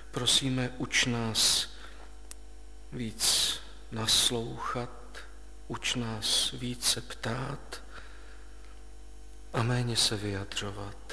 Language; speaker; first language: Czech; native; Czech